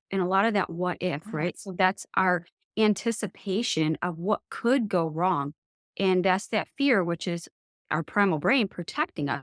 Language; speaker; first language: English; native; English